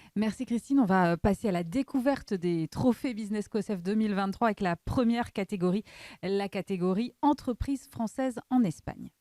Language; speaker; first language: French; native; French